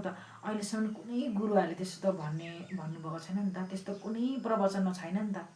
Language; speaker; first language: Nepali; non-native, local second language; Eastern Tamang